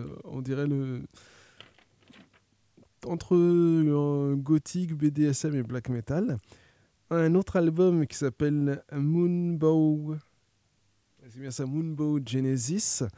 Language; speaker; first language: French; native; French